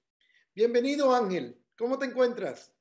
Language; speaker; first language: Spanish; native; Spanish